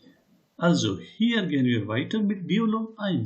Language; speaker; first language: German; non-native, learner; Hindi